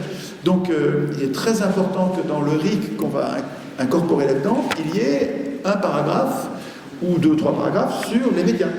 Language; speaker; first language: French; native; French